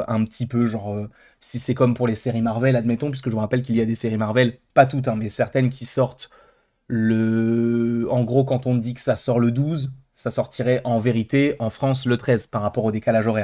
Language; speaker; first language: French; native; French